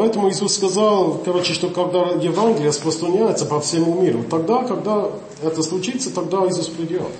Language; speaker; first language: Russian; non-native, fluent; English